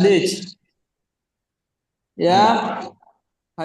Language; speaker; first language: Russian; non-native, learner; Bangla